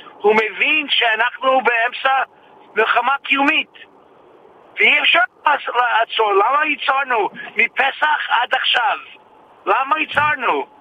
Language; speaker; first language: Hebrew; non-native, fluent; English